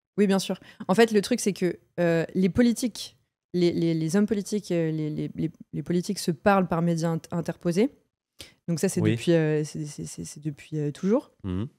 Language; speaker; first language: French; native; French